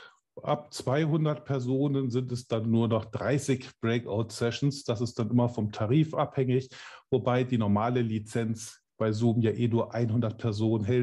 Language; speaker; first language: German; native; German